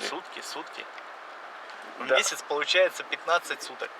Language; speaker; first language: Russian; native; Russian